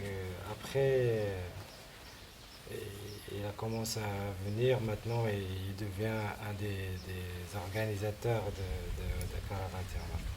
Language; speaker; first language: French; non-native, local second language; Arabic